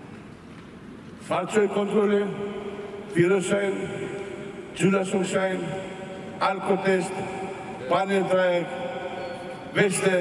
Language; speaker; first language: German; non-native, fluent; Greek